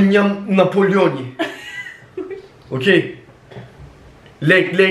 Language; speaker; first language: Albanian; non-native, learner; Turkish